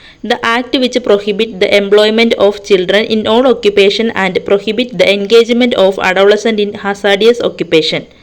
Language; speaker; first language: English; non-native, local second language; Malayalam